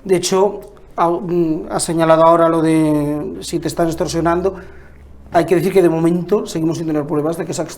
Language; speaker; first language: Spanish; native; Spanish